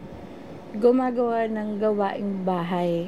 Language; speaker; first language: English; non-native, local second language; Filipino